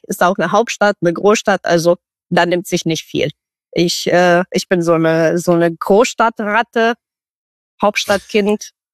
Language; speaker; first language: German; non-native, fluent; Romanian